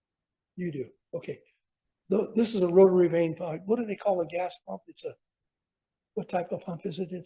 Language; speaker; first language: English; native; English